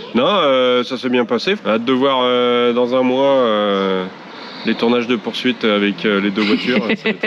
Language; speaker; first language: French; native; French